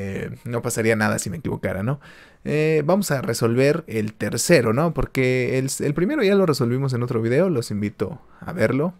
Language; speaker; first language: Spanish; native; Spanish